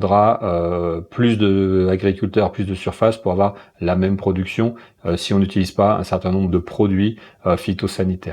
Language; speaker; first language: French; native; French